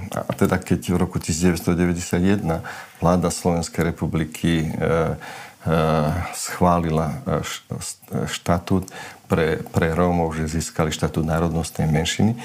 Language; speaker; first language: Slovak; non-native, local second language; Romany